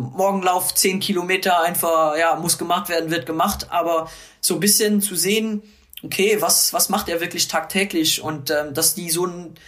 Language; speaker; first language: German; non-native, local second language; Luxembourgish